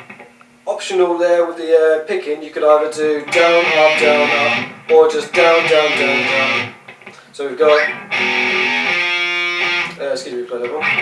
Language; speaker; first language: English; native; English